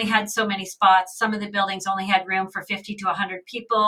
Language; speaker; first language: English; native; English